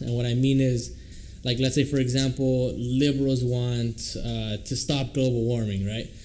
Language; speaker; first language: English; native; English